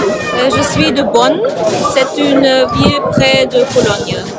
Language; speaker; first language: French; non-native, fluent; German